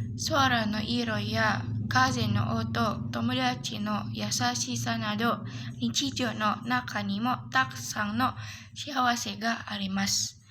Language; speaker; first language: Japanese; non-native, learner; Indonesian